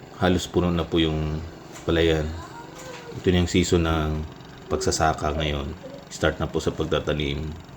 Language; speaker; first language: Filipino; non-native, local second language; Masbatenyo